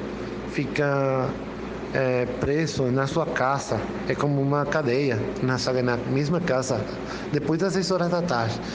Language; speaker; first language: Portuguese; non-native, fluent; Spanish